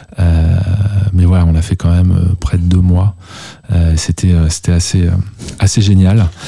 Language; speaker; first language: French; native; French